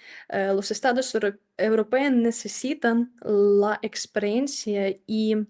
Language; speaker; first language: Spanish; non-native, fluent; Ukrainian